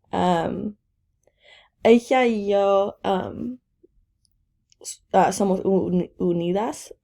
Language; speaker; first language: Spanish; non-native, learner; English